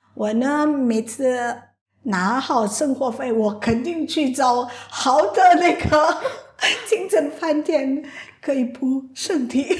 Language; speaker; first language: Chinese; non-native, fluent; Indonesian